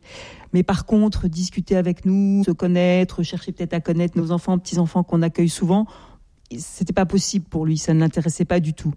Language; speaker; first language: French; native; French